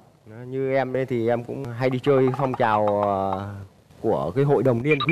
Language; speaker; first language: Vietnamese; native; Vietnamese